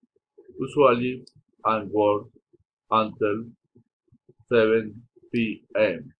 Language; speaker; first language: English; non-native, learner; Spanish